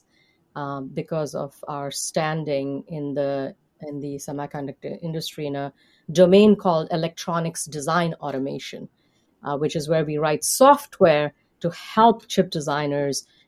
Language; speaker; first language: English; non-native, local second language; Hindi